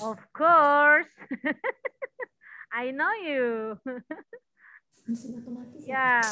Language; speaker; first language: English; non-native, learner; Indonesian